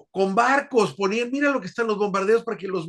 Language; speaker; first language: Spanish; native; Spanish